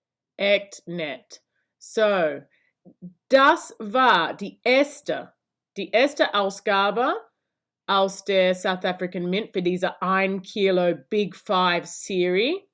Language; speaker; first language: German; non-native, learner; English